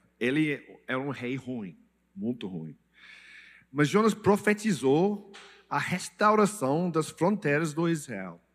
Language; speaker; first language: Portuguese; non-native, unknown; English